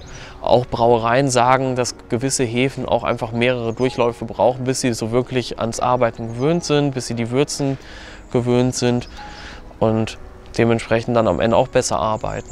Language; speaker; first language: German; native; German